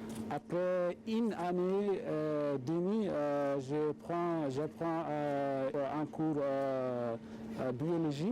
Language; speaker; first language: French; non-native, learner; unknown